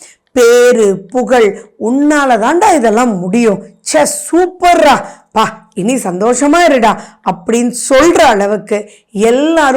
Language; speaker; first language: Tamil; native; Tamil